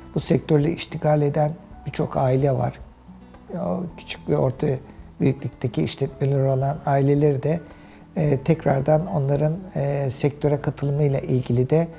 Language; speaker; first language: Turkish; native; Turkish